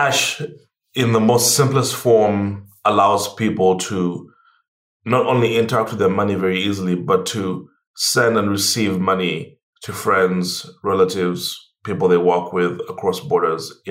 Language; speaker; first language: English; non-native, local second language; Ganda